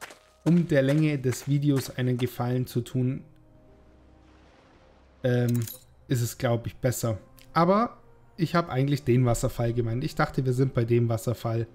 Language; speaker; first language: German; native; German